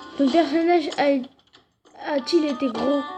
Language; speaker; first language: French; native; French